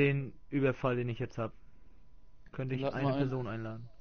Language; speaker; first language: German; native; German